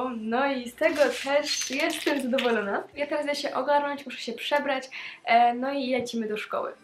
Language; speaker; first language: Polish; native; Polish